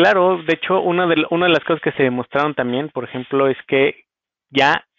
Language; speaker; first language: Spanish; native; Spanish